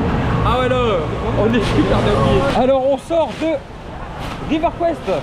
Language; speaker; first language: French; native; French